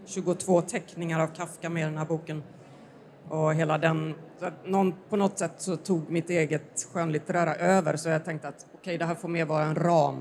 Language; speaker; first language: Swedish; native; Swedish